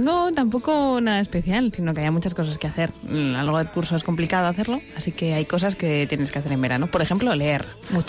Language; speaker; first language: Spanish; native; Spanish